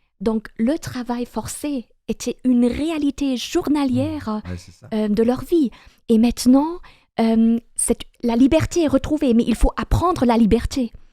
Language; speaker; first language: French; non-native, fluent; German